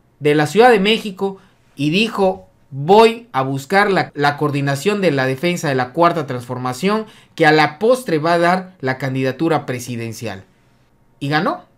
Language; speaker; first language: Spanish; native; Spanish